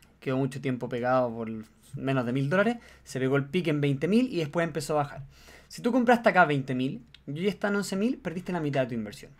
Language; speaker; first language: Spanish; native; Spanish